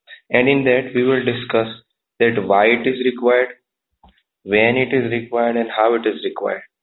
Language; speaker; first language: English; non-native, local second language; Gujarati